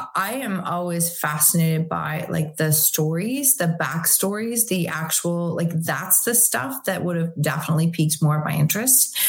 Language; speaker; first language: English; native; English